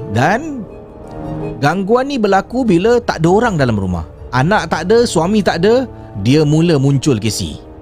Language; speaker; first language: Malay; native; Malay